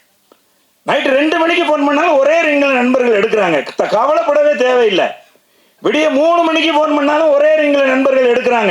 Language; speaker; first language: Tamil; native; Tamil